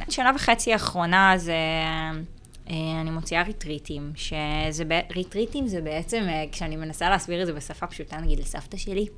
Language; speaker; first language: Hebrew; native; Hebrew